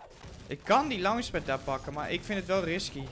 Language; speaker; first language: Dutch; native; Dutch